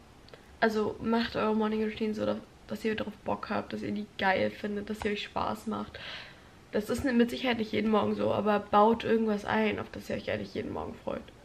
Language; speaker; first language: German; native; German